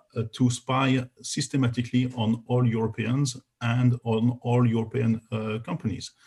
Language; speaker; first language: English; non-native, fluent; French